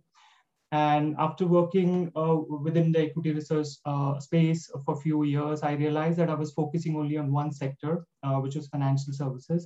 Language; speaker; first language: English; non-native, local second language; Hindi